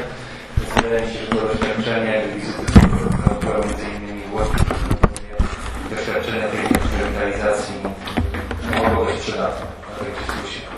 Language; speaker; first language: Polish; native; Polish